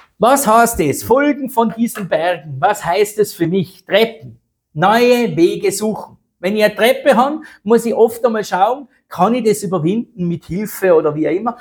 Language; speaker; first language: German; native; German